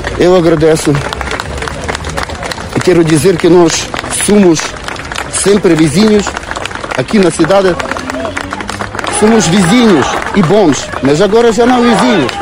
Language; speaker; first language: Portuguese; non-native, learner; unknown